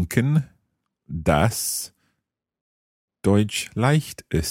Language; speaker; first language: German; non-native, learner; English